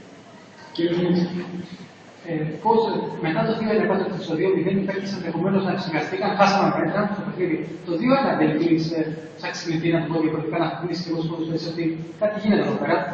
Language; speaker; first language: Greek; native; Greek